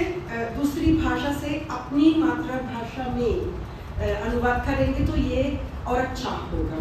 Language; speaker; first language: Hindi; non-native, fluent; Italian